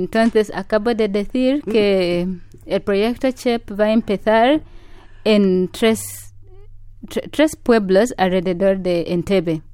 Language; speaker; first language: Spanish; non-native, fluent; Ganda